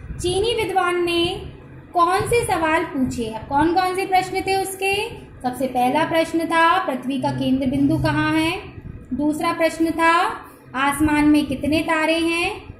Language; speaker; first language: Hindi; native; Hindi